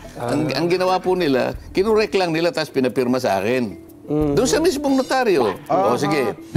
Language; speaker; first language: Filipino; non-native, local second language; Masbatenyo